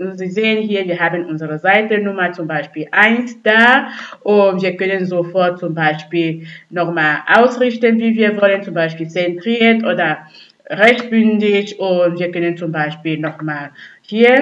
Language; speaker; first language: German; non-native, fluent; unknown